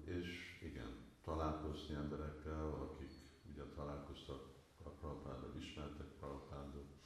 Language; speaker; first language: Hungarian; early bilingual, heritage; Hungarian